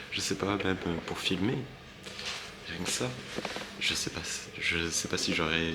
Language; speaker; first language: French; native; French